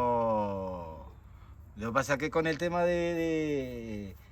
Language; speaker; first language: Spanish; native; Spanish